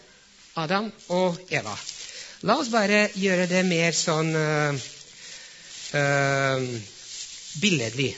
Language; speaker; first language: Norwegian; non-native, fluent; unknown